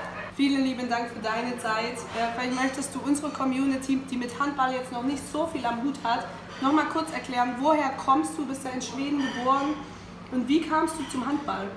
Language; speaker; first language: German; native; German